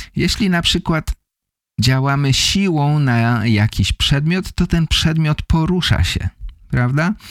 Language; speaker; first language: Polish; native; Polish